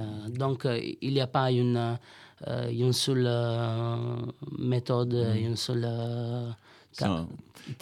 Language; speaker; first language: French; non-native, learner; Italian